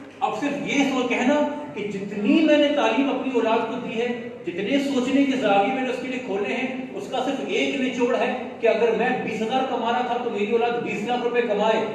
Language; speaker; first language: Urdu; non-native, local second language; Sindhi